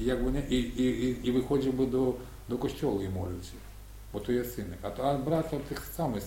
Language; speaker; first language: Polish; non-native, learner; Ukrainian